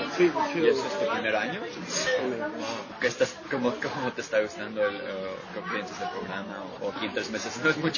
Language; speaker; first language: Spanish; non-native, learner; English